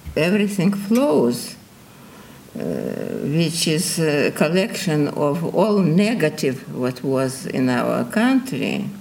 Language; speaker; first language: English; non-native, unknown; Russian